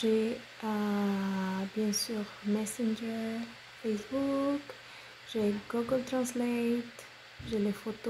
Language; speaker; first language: French; non-native, fluent; Spanish